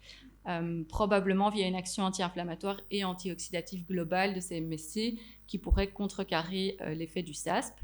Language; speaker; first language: French; native; French